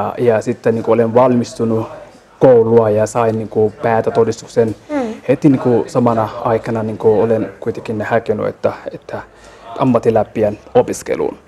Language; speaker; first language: Finnish; non-native, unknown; Somali